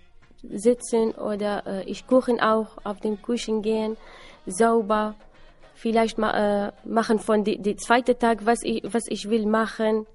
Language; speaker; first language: German; non-native, learner; Assyrian Neo-Aramaic